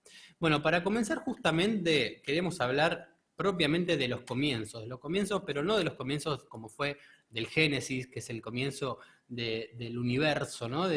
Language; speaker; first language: Spanish; native; Spanish